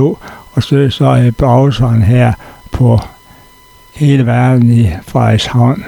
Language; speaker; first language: Danish; native; Danish